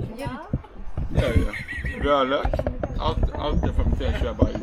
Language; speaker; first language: Swedish; native; Swedish